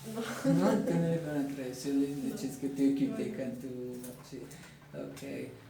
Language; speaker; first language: French; non-native, learner; Spanish